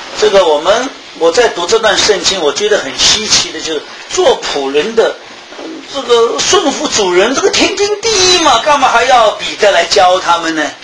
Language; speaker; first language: Chinese; early bilingual, heritage; Chinese